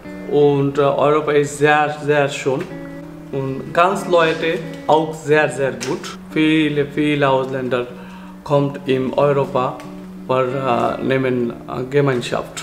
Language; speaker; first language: German; non-native, learner; Bangla